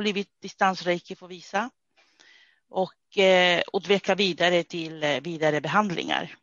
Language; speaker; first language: Swedish; non-native, fluent; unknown